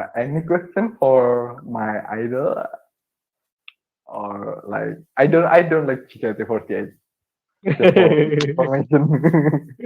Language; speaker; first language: English; non-native, learner; Indonesian